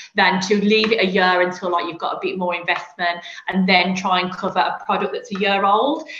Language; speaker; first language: English; native; English